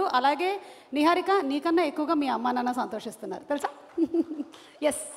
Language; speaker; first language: Telugu; native; Telugu